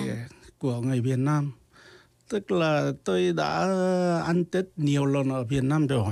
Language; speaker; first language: Vietnamese; non-native, fluent; Korean